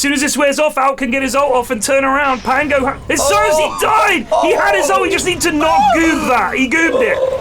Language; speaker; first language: English; native; English